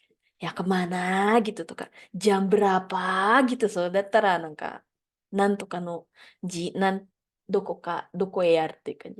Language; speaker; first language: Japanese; non-native, fluent; Indonesian